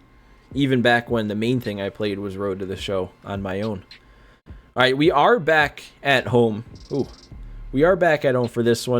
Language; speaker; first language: English; native; English